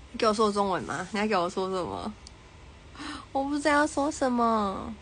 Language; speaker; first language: Chinese; non-native, learner; Thai